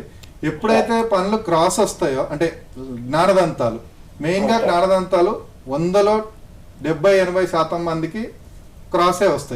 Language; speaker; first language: Telugu; native; Telugu